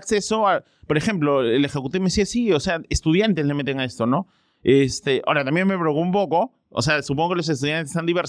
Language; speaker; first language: Spanish; native; Spanish